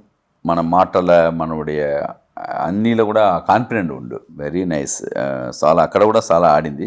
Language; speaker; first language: Telugu; non-native, learner; Tamil